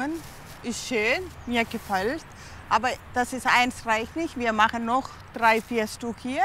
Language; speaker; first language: German; non-native, learner; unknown